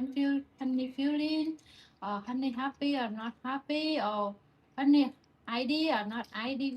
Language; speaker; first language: English; non-native, learner; Vietnamese